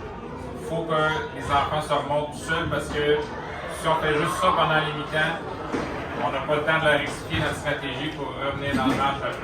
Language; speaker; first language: French; native; French